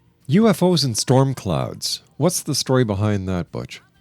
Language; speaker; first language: English; native; English